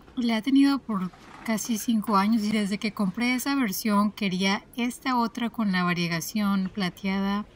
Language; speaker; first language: Spanish; native; Spanish